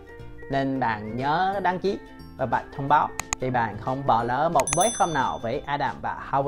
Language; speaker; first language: Vietnamese; non-native, fluent; Chinese